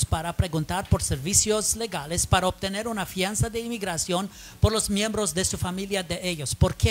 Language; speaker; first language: Spanish; non-native, learner; English